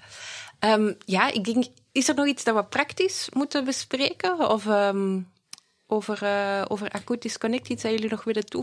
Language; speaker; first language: Dutch; native; Dutch